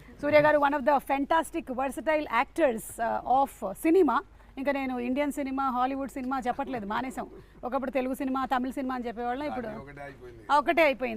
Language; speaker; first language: Telugu; native; Telugu